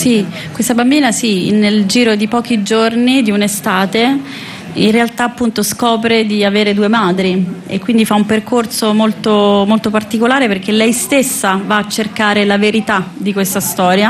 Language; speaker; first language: Italian; native; Italian